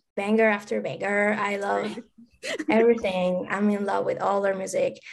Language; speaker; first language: English; non-native, fluent; Spanish